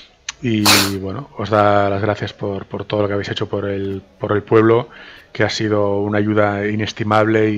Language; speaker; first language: Spanish; native; Spanish